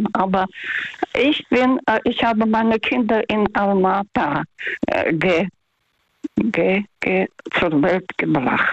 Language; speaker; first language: German; non-native, learner; Russian